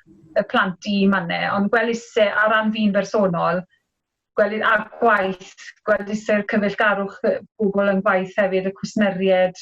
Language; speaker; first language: Welsh; native; Welsh